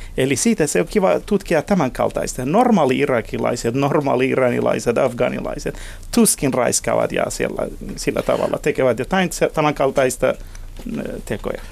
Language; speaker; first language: Finnish; non-native, fluent; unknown